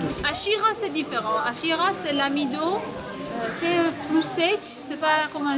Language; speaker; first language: French; non-native, fluent; Persian